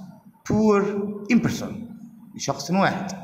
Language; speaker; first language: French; non-native, fluent; Arabic